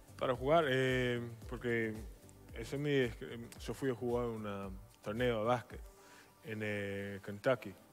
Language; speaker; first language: Spanish; non-native, learner; English